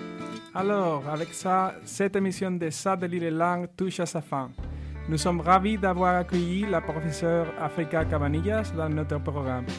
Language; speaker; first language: French; non-native, learner; Spanish